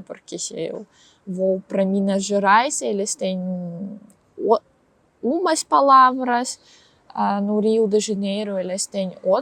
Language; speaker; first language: Portuguese; non-native, learner; Russian